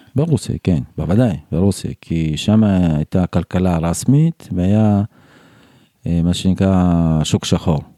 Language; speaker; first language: Hebrew; non-native, fluent; Uzbek